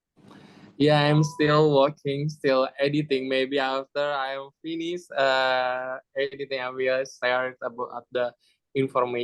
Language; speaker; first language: English; non-native, learner; Indonesian